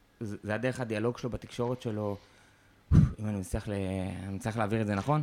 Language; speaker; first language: Hebrew; native; Hebrew